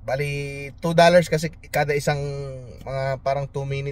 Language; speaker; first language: Filipino; native; Filipino